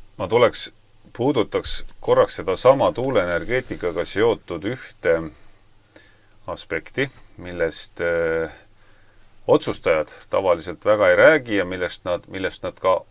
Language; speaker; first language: Estonian; native; Estonian